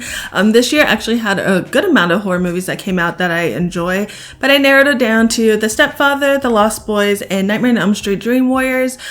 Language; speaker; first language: English; native; English